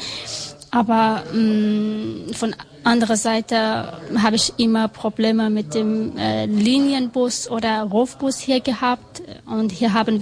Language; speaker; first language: German; non-native, learner; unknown